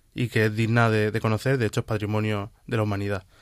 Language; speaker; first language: Spanish; native; Spanish